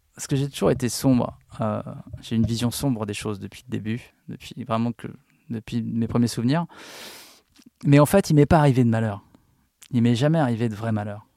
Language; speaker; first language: French; native; French